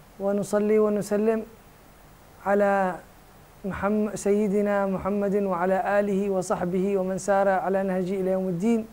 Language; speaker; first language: Arabic; non-native, fluent; Indonesian